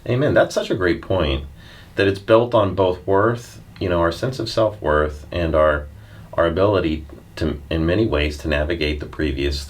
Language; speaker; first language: English; native; English